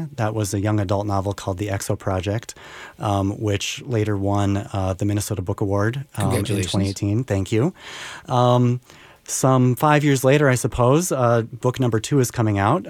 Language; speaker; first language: English; native; English